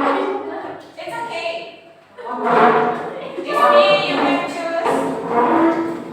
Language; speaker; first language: English; non-native, fluent; Indonesian